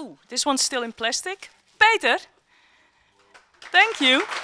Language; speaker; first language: English; non-native, fluent; Dutch